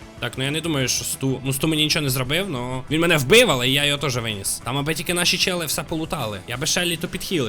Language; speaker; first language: Ukrainian; non-native, local second language; Russian